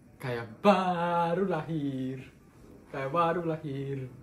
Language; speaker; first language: Indonesian; native; Indonesian